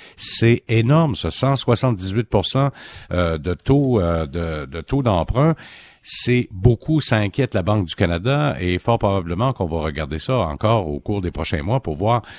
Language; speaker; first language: French; native; French